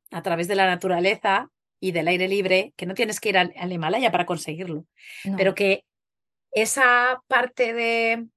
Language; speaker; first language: Spanish; native; Spanish